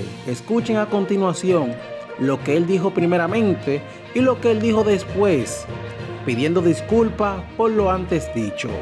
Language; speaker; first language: Spanish; native; Spanish